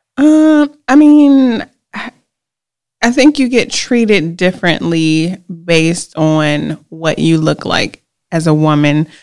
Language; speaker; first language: English; native; English